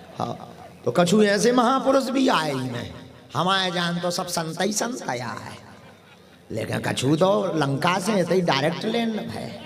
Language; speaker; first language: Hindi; native; Hindi